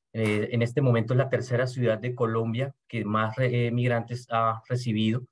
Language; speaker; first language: Spanish; native; Spanish